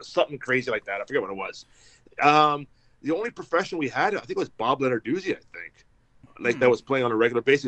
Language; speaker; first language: English; native; English